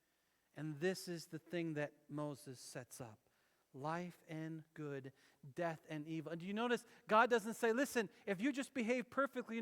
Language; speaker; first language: English; native; English